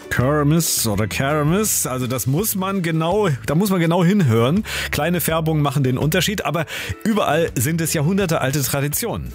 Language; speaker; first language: German; native; German